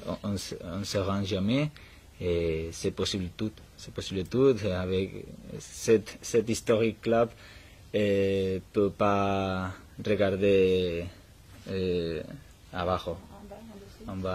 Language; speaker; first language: French; non-native, learner; Spanish